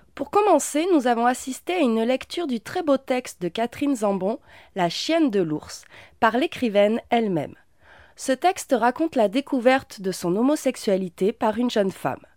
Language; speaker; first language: French; native; French